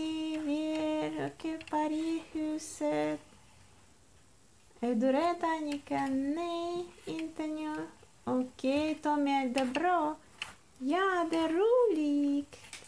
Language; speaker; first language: Swedish; non-native, learner; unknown